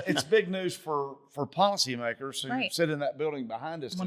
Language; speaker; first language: English; native; English